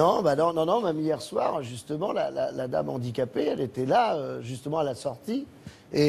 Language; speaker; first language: French; native; French